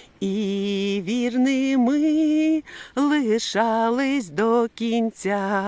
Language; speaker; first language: Ukrainian; non-native, local second language; Russian